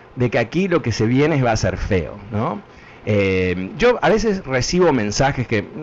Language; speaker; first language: Spanish; early bilingual, heritage; Spanish